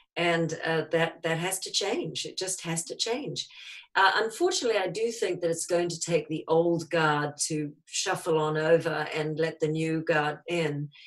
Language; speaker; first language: English; native; English